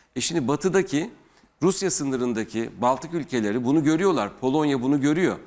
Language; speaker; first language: Turkish; native; Turkish